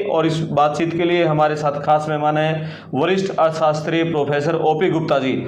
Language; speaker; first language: Hindi; native; Hindi